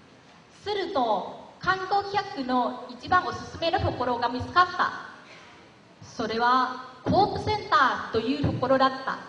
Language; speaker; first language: Japanese; non-native, learner; Lao